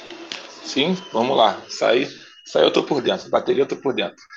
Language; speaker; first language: Portuguese; native; Portuguese